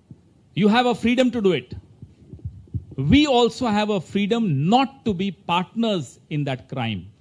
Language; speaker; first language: English; non-native, local second language; Hindi